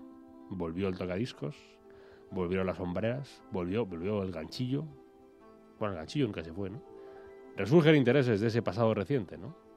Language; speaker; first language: Spanish; native; Spanish